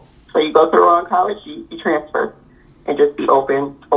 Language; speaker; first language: English; native; English